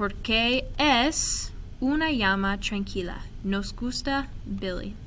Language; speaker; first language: Spanish; non-native, fluent; English